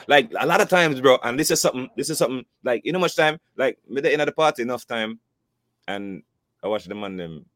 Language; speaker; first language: English; native; English